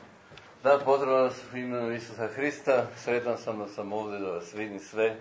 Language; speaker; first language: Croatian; early bilingual, heritage; Croatian